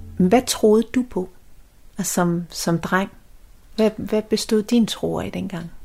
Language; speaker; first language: Danish; native; Danish